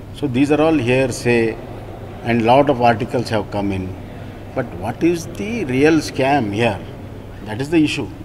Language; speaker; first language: English; non-native, local second language; Kannada